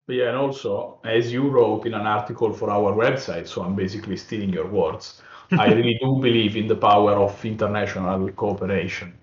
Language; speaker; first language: English; non-native, fluent; Italian